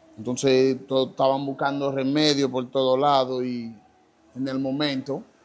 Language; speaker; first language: Spanish; non-native, fluent; Haitian Creole